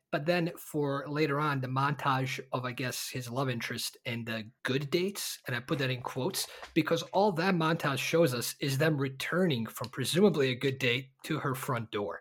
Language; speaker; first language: English; early bilingual, other home language; Bosnian